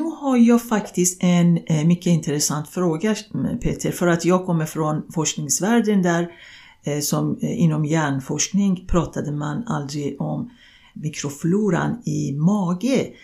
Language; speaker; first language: Swedish; non-native, fluent; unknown